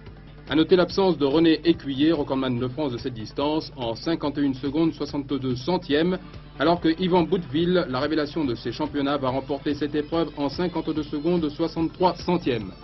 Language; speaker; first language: French; native; French